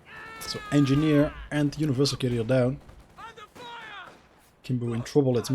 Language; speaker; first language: English; non-native, fluent; Dutch